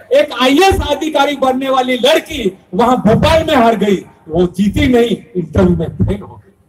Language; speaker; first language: Hindi; non-native, local second language; Bhili